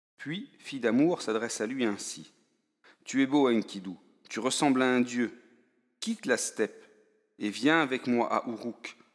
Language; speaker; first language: French; native; French